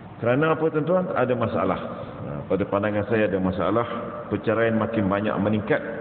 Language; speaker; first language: Malay; native; Malay